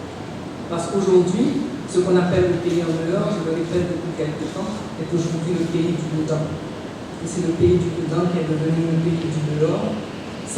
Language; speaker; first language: French; non-native, local second language; Haitian Creole